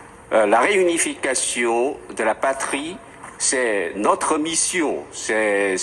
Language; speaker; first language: French; non-native, fluent; Chinese